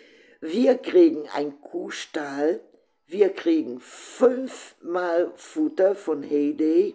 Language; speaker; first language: German; non-native, fluent; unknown